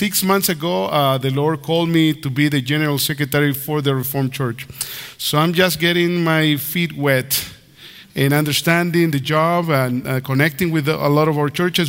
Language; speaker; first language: English; non-native, fluent; Spanish